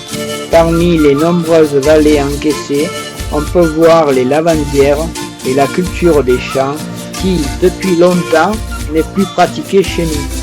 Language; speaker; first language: French; native; French